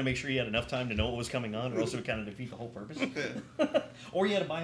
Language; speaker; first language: English; native; English